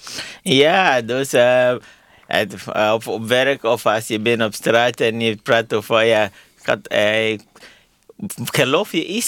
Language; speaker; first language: Dutch; non-native, learner; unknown